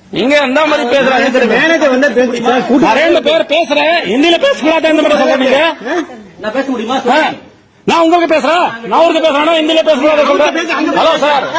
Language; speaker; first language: Tamil; non-native, learner; Hindi